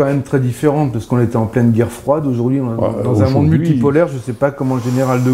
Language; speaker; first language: French; native; French